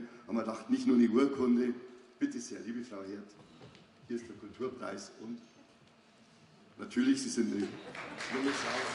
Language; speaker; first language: German; native; German